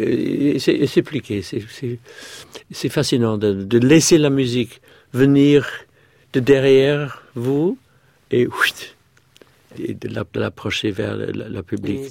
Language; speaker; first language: French; non-native, fluent; English